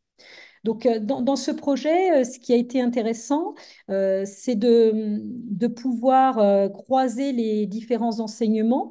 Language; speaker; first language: French; native; French